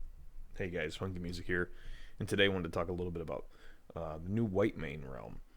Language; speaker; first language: English; native; English